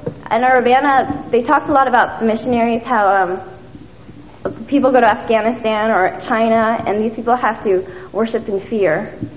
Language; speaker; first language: English; early bilingual, other home language; Min Nan Chinese